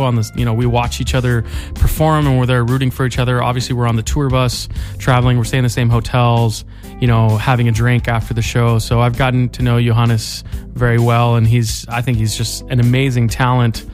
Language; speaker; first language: English; native; English